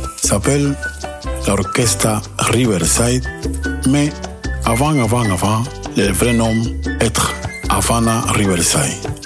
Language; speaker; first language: French; non-native, learner; Spanish